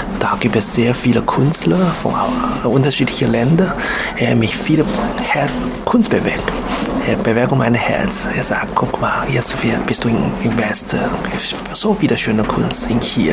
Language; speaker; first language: German; non-native, learner; Chinese